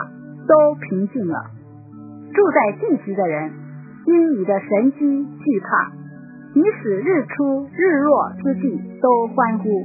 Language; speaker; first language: Chinese; native; Chinese